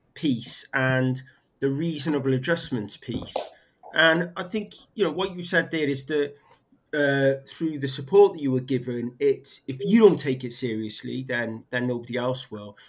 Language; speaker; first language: English; native; English